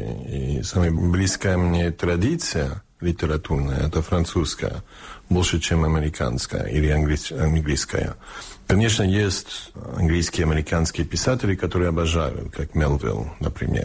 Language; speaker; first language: Russian; non-native, fluent; English